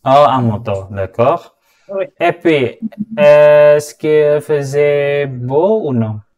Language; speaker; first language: French; non-native, fluent; Indonesian